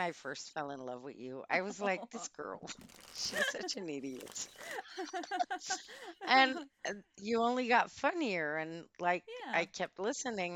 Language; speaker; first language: English; non-native, fluent; Dutch